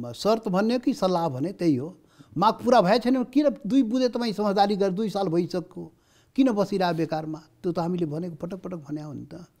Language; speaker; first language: Nepali; non-native, local second language; Maithili